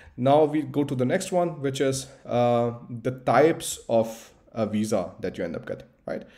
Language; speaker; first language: English; non-native, local second language; Hindi